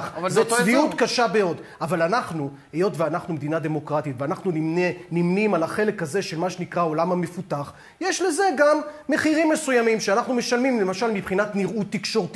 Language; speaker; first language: Hebrew; native; Hebrew